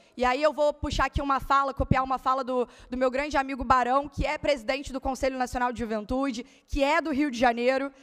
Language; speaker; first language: Portuguese; native; Portuguese